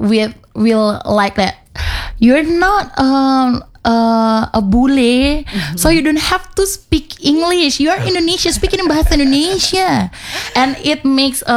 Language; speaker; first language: English; non-native, fluent; Indonesian